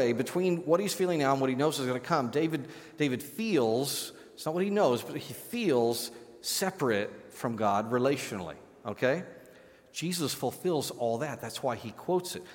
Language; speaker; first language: English; native; English